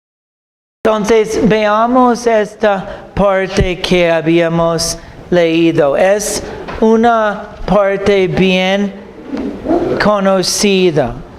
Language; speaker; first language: Spanish; non-native, fluent; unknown